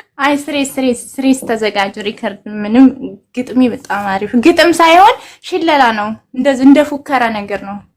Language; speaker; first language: Amharic; native; Amharic